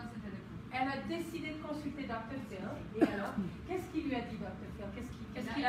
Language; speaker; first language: French; non-native, fluent; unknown